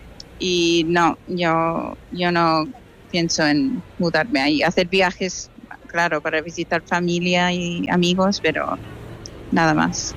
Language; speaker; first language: Spanish; non-native, fluent; English